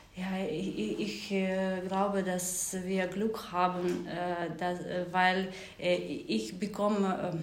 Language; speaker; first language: German; non-native, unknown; Ukrainian